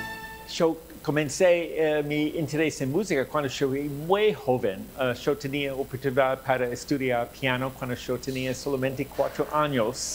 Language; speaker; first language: Spanish; non-native, learner; English